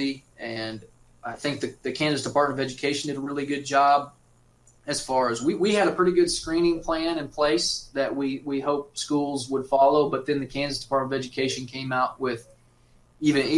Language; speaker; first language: English; native; English